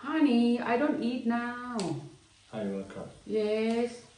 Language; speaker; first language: English; non-native, learner; Thai